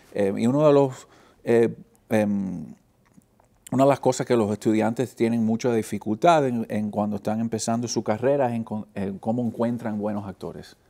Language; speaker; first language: Spanish; early bilingual, heritage; Spanish